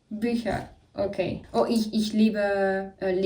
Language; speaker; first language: German; non-native, learner; French